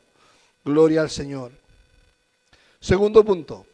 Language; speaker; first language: Spanish; native; Spanish